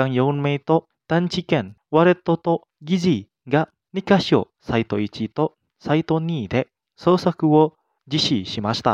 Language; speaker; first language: Japanese; non-native, fluent; Indonesian